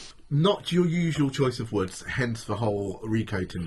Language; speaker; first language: English; native; English